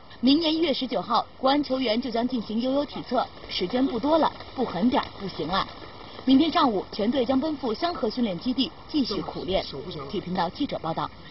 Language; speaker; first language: Chinese; native; Chinese